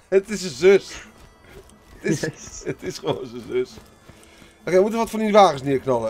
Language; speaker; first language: Dutch; native; Dutch